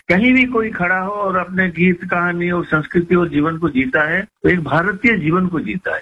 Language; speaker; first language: Hindi; non-native, local second language; Odia